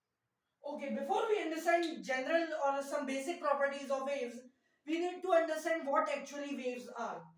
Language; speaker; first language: English; non-native, local second language; Urdu